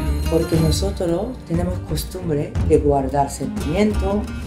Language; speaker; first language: Spanish; non-native, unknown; Japanese